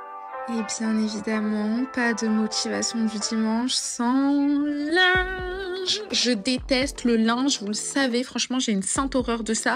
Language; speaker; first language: French; native; French